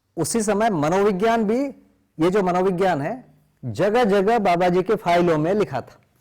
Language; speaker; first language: Hindi; non-native, local second language; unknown